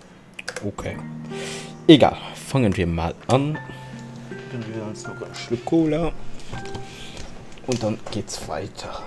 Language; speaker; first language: German; non-native, local second language; Luxembourgish